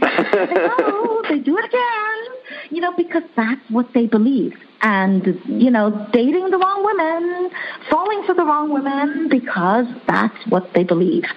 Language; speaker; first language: English; early bilingual, other home language; Chinese